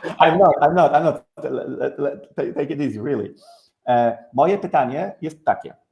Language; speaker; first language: Polish; native; Polish